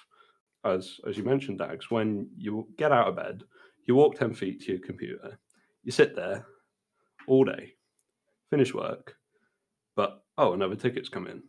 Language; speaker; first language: English; native; English